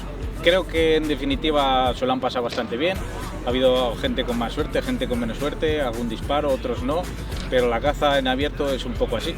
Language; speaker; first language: Spanish; native; Spanish